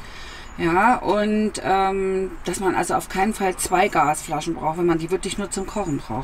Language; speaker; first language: German; native; German